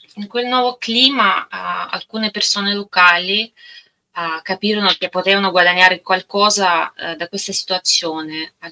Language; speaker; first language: Italian; non-native, learner; Russian